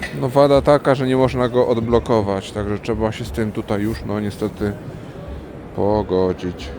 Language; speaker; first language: Polish; native; Polish